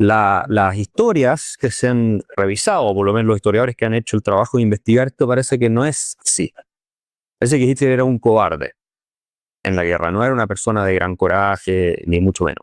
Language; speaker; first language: Spanish; native; Spanish